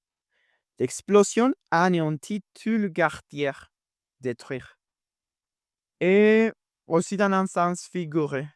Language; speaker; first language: French; non-native, fluent; Spanish